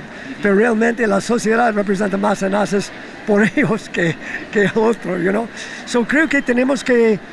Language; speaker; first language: Spanish; non-native, fluent; English